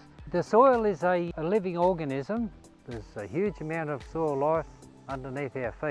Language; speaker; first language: English; native; English